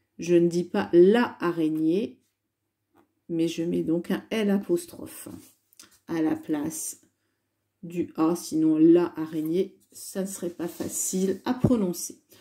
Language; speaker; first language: French; native; French